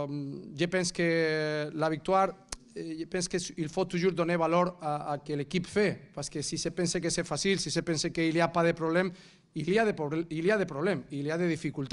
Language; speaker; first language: French; non-native, fluent; Catalan